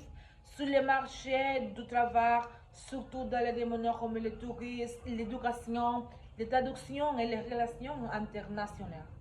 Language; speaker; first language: French; non-native, learner; Spanish